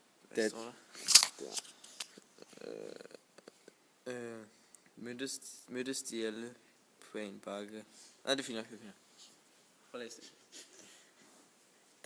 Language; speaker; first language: Danish; native; Danish